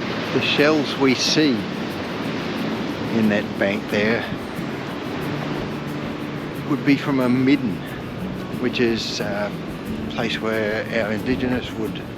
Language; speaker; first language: English; native; English